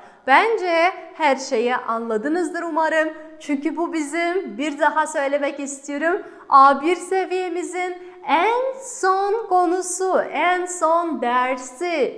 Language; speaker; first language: Turkish; non-native, fluent; Kazakh